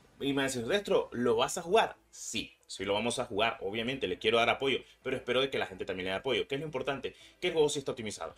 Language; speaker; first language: Spanish; native; Spanish